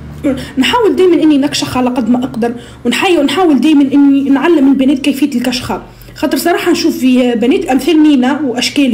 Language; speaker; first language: Arabic; native; Arabic